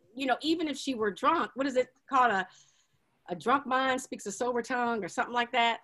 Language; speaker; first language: English; native; English